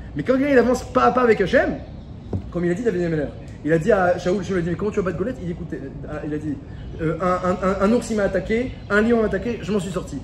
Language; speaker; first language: French; native; French